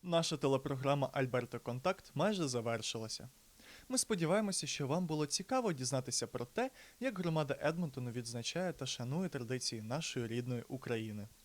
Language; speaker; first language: Ukrainian; native; Ukrainian